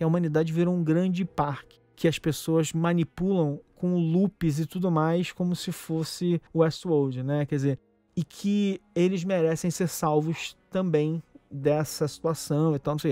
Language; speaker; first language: Portuguese; native; Portuguese